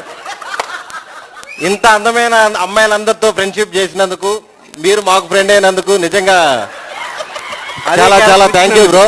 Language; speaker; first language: Telugu; native; Telugu